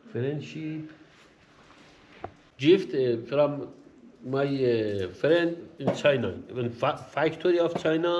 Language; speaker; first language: English; non-native, learner; Persian